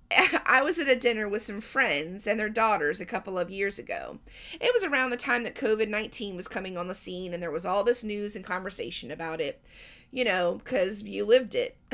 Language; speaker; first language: English; native; English